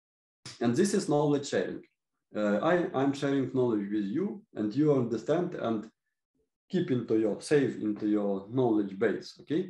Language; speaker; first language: English; non-native, fluent; Ukrainian